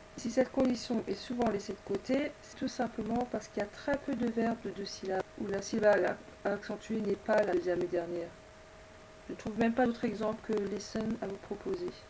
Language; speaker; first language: French; native; French